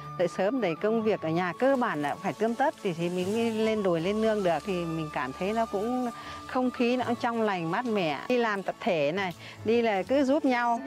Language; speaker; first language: Vietnamese; non-native, local second language; Iu Mien